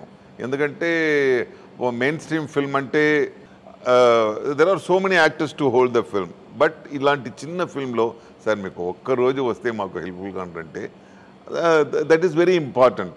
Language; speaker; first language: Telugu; non-native, fluent; Tamil